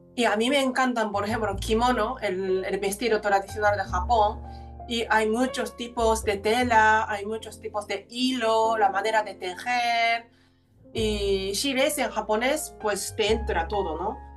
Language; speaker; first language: Spanish; non-native, fluent; Japanese